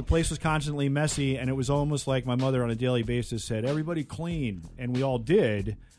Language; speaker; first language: English; native; English